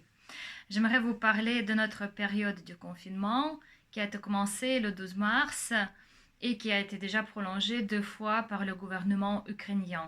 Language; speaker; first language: French; non-native, fluent; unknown